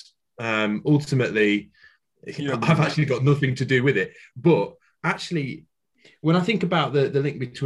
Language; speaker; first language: English; native; English